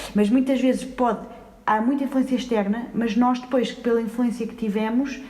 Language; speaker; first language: Portuguese; native; Portuguese